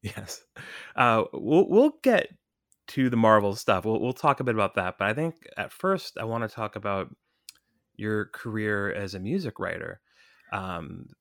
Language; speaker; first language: English; native; English